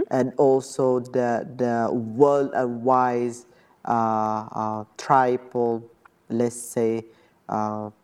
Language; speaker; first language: English; non-native, fluent; Arabic